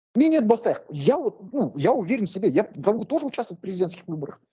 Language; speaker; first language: Russian; non-native, local second language; Kazakh